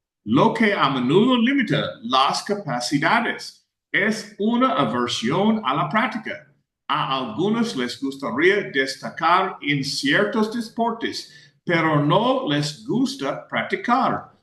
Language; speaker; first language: Spanish; non-native, fluent; English